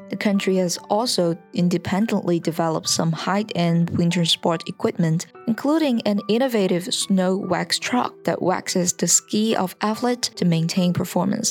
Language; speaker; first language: English; non-native, fluent; Chinese